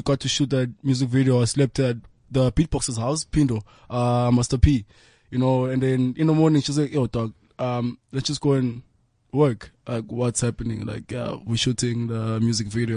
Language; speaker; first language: English; non-native, local second language; Zulu